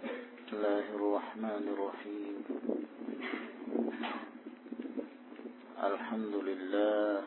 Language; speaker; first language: Arabic; non-native, fluent; Indonesian